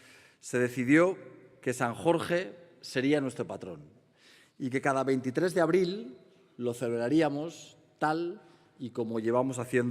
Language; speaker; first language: Spanish; native; Spanish